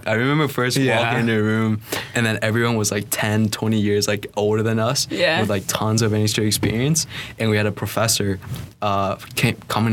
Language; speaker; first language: English; non-native, fluent; Vietnamese